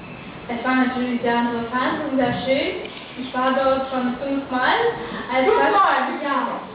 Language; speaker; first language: German; non-native, fluent; Russian